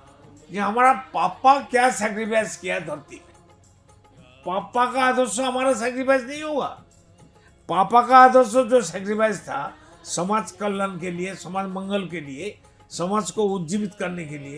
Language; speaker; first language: Hindi; non-native, local second language; Bangla